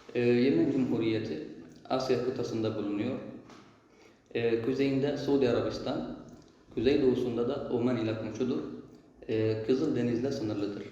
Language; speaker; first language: Turkish; non-native, learner; Arabic